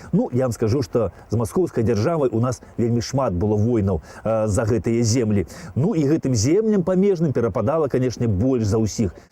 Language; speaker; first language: Belarusian; native; Belarusian